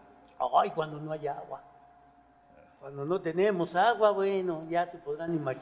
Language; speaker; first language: Spanish; native; Spanish